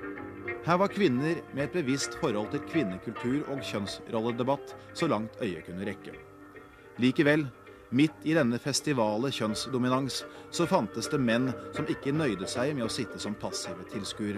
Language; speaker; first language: Norwegian; native; Norwegian